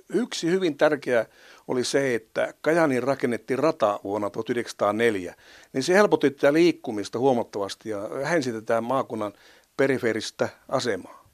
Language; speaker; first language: Finnish; native; Finnish